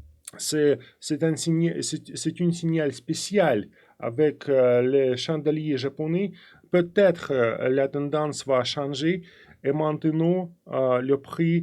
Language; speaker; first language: French; non-native, fluent; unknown